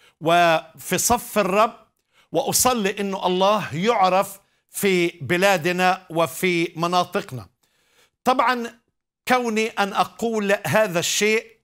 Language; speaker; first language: Arabic; native; Arabic